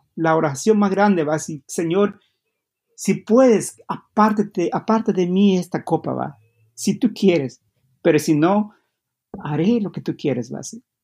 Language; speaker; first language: Spanish; non-native, local second language; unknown